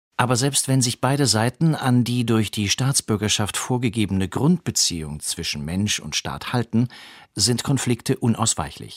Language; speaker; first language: German; native; German